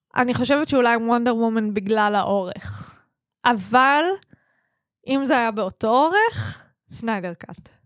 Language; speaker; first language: Hebrew; native; Hebrew